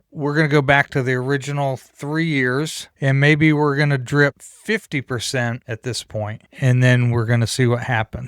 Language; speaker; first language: English; native; English